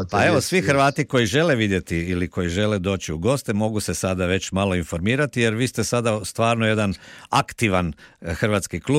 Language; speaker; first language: Serbian; native; Serbian